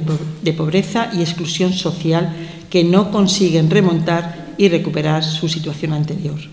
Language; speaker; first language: Spanish; native; Spanish